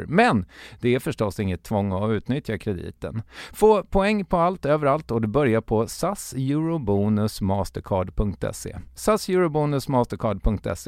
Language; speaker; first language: Swedish; native; Swedish